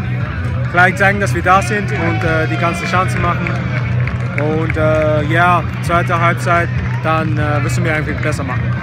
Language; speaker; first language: German; non-native, learner; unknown